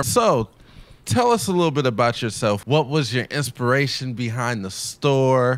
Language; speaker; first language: English; native; English